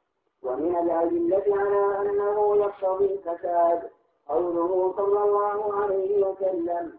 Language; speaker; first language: Arabic; native; Arabic